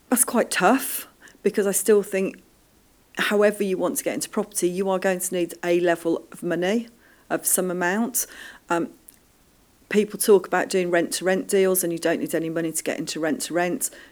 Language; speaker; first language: English; native; English